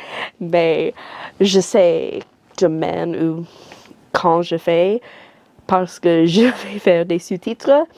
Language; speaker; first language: French; non-native, learner; English